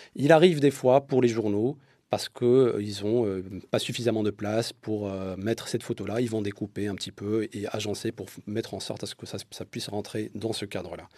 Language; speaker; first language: French; non-native, local second language; Arabic